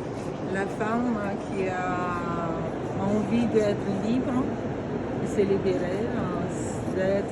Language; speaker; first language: French; non-native, fluent; Romanian